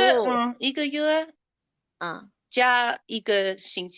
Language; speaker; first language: Chinese; non-native, learner; English